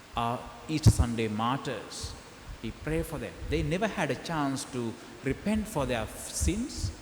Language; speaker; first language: English; non-native, local second language; Sinhala